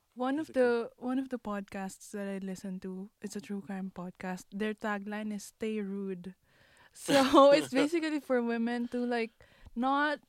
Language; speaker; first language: English; non-native, local second language; Filipino